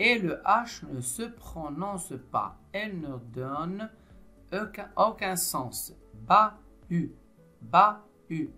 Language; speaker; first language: French; non-native, local second language; Arabic